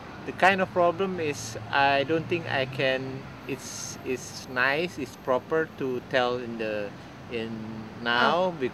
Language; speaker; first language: English; non-native, fluent; Indonesian